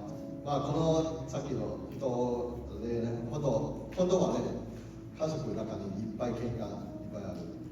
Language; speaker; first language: Japanese; non-native, learner; Cantonese